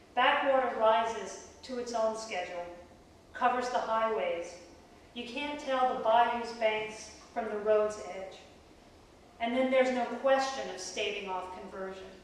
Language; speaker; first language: English; native; English